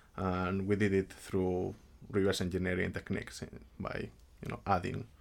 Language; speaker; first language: English; non-native, fluent; Spanish